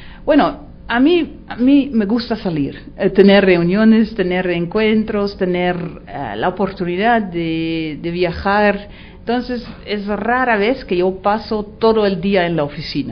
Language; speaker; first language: Spanish; non-native, fluent; Dutch